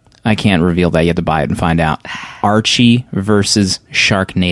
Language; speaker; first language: English; native; English